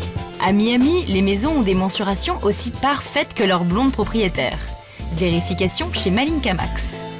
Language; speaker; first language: French; native; French